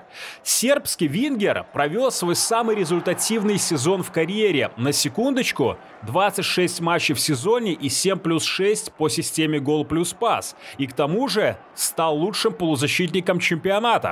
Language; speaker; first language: Russian; native; Russian